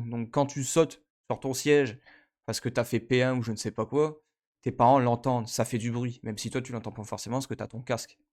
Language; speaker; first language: French; native; French